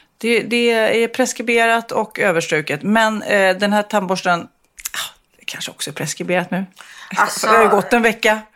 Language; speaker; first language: Swedish; native; Swedish